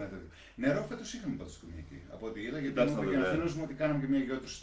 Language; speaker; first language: Greek; native; Greek